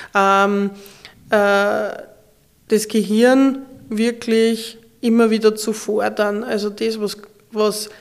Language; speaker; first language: German; native; German